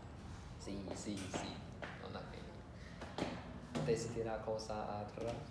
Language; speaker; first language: Italian; non-native, learner; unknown